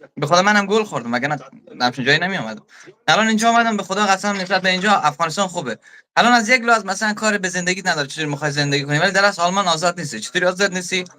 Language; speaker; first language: Persian; native; Persian